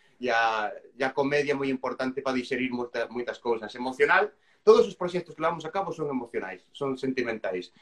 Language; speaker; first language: Galician; native; Galician